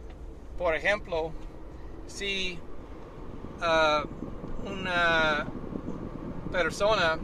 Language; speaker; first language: Spanish; non-native, learner; English